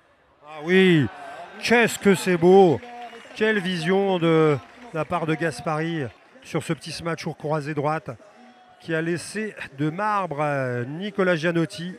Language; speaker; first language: French; native; French